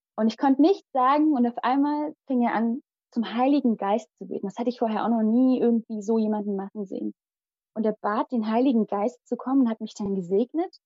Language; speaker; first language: German; early bilingual, other home language; Malayalam